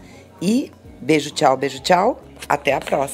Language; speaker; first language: Portuguese; native; Portuguese